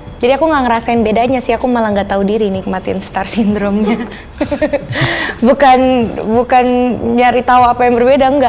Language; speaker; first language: Indonesian; native; Indonesian